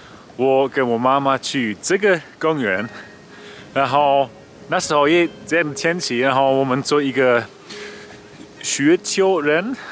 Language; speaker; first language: Chinese; non-native, learner; German